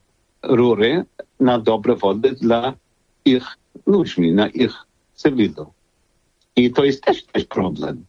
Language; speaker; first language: Polish; non-native, learner; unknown